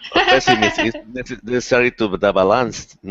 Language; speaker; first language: English; non-native, learner; Spanish